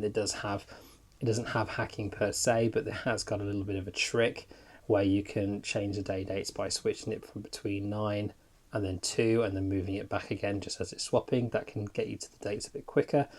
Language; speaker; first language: English; native; English